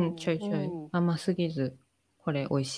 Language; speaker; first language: Japanese; native; Japanese